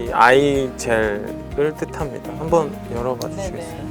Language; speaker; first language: Korean; native; Korean